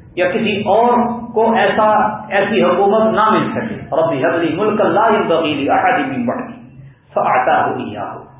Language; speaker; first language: Urdu; non-native, local second language; Punjabi